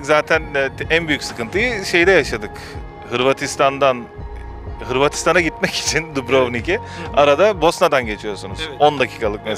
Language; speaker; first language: Turkish; early bilingual, heritage; Turkish